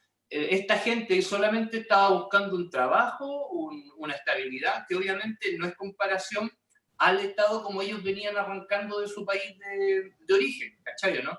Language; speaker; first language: Spanish; native; Spanish